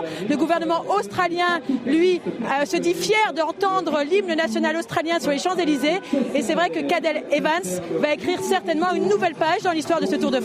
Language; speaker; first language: French; native; French